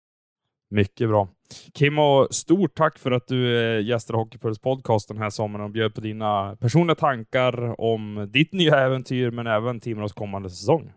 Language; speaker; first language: Swedish; native; Swedish